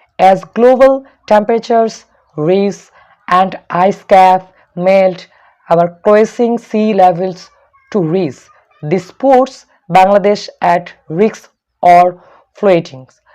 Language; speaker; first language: English; non-native, local second language; Bangla